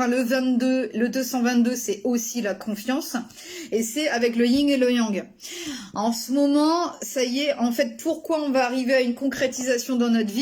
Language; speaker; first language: French; native; French